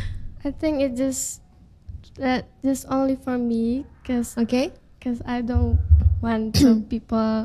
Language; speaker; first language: English; non-native, learner; Indonesian